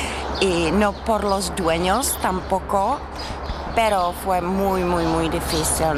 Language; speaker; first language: Spanish; non-native, fluent; Czech